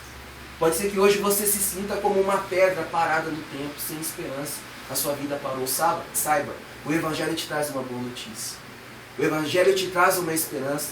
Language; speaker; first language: Portuguese; native; Portuguese